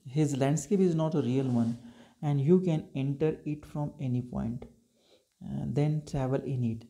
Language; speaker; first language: English; non-native, local second language; Marathi